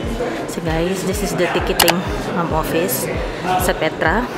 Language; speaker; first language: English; non-native, local second language; Filipino